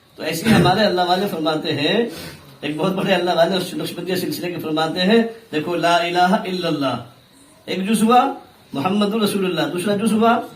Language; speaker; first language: Urdu; native; Urdu